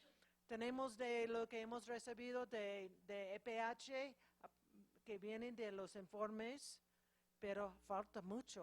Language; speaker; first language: Spanish; non-native, fluent; English